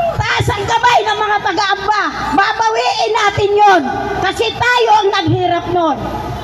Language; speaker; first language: Filipino; non-native, local second language; Waray